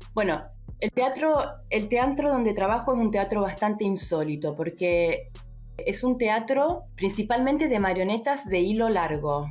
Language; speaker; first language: Spanish; early bilingual, heritage; Spanish